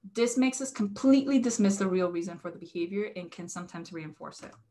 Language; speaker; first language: English; non-native, fluent; Spanish